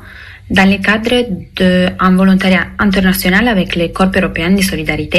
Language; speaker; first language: French; non-native, fluent; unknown